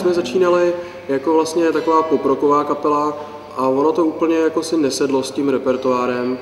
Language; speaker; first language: Czech; native; Czech